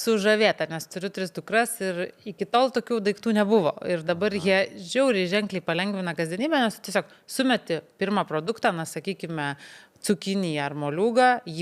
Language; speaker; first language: Lithuanian; native; Lithuanian